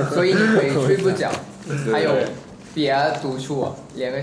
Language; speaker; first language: Chinese; early bilingual, heritage; English